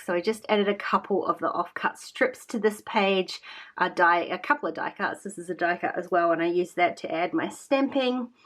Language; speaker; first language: English; native; English